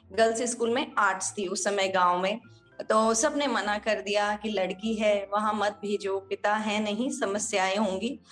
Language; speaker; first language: Hindi; native; Hindi